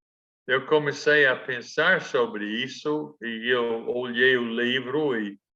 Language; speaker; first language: Portuguese; non-native, fluent; English